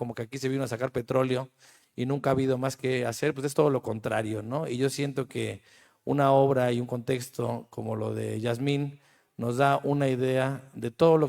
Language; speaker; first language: Spanish; native; Spanish